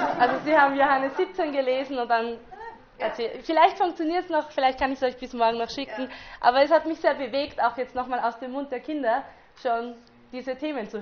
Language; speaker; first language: German; native; German